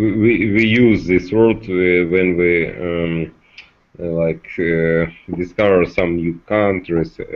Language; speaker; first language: English; non-native, learner; Russian